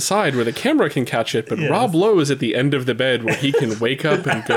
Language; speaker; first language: English; native; English